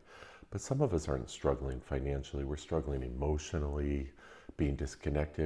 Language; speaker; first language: English; native; English